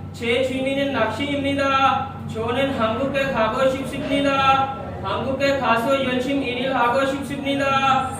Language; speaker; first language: Korean; non-native, learner; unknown